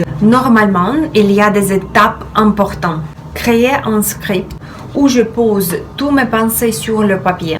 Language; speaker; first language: French; non-native, fluent; Russian